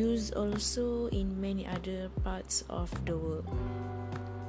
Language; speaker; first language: English; non-native, learner; Malay